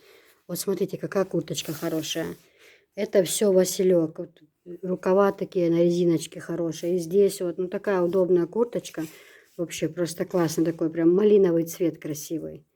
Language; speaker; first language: Russian; native; Russian